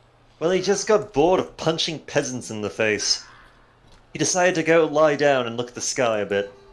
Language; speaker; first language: English; native; English